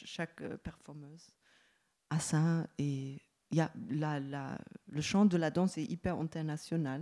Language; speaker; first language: French; non-native, fluent; German